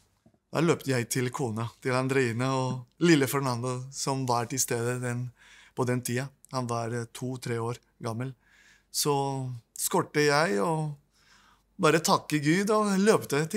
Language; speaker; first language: Norwegian; non-native, fluent; Spanish